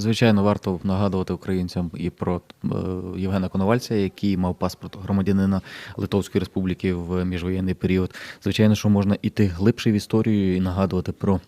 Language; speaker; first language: Ukrainian; native; Ukrainian